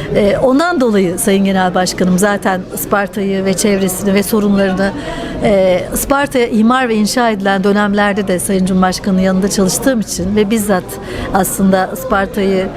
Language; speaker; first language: Turkish; native; Turkish